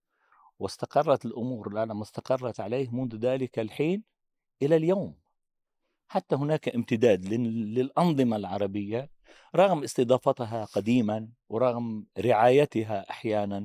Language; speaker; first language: Arabic; native; Arabic